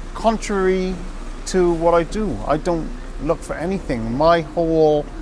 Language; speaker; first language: English; native; English